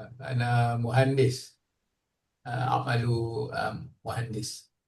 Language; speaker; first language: Arabic; non-native, learner; Malay